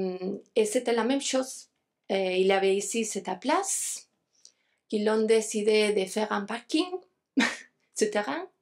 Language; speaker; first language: French; non-native, fluent; Spanish